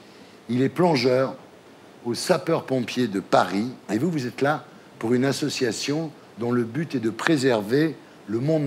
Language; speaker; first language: French; native; French